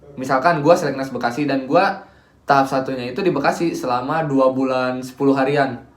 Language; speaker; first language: Indonesian; native; Indonesian